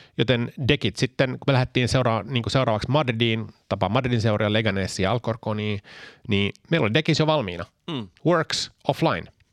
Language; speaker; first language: Finnish; early bilingual, heritage; Finnish